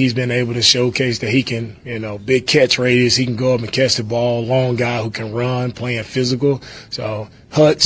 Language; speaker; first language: English; native; English